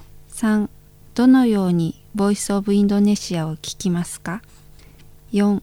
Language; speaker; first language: Japanese; non-native, fluent; Indonesian